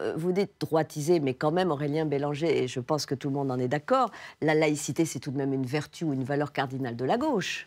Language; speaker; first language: French; native; French